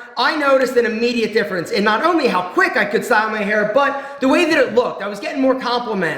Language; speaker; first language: English; native; English